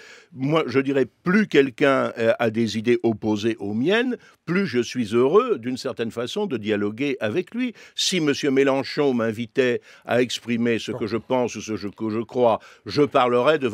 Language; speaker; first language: French; native; French